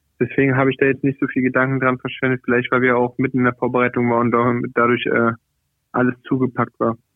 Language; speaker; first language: German; early bilingual, other home language; Portuguese